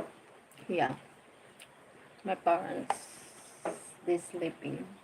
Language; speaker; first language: English; non-native, learner; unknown